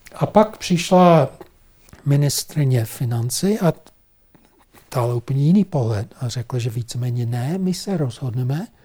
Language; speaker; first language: Czech; non-native, fluent; English